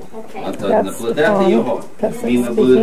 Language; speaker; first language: Ukrainian; early bilingual, heritage; Ukrainian